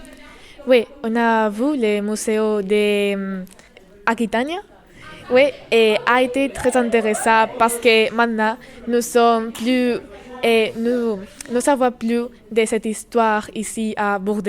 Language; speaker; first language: French; non-native, learner; Spanish